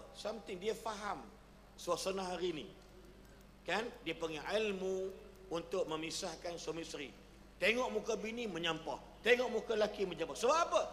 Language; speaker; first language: Malay; native; Malay